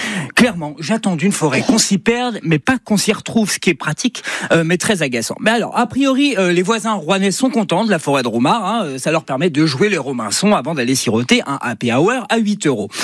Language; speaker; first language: French; native; French